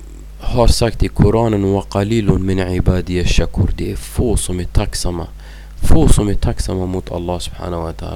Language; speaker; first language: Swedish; non-native, fluent; Arabic